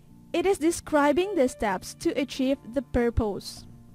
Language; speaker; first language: English; non-native, fluent; Indonesian